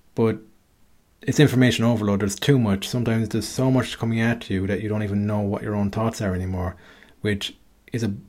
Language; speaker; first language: English; native; English